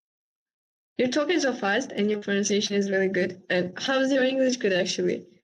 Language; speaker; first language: English; non-native, fluent; Uzbek